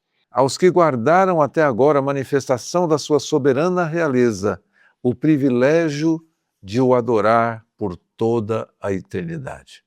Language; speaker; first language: Portuguese; native; Portuguese